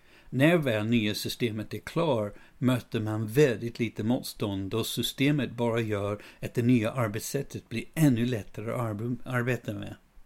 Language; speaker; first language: Swedish; non-native, fluent; English